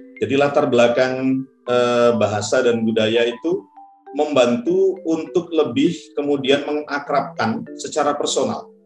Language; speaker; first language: Indonesian; native; Indonesian